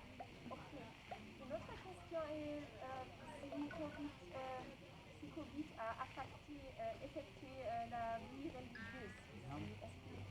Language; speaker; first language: French; non-native, fluent; German